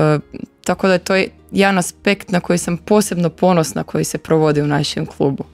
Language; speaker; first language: Croatian; native; Croatian